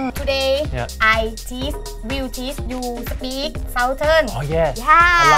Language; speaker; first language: English; non-native, learner; Thai